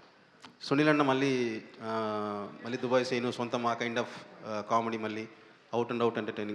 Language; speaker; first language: Telugu; native; Telugu